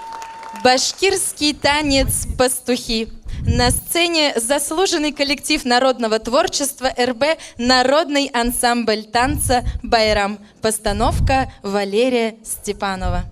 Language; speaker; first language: Russian; native; Russian